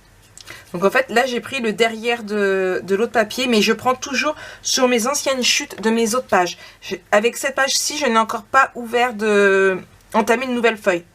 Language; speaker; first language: French; native; French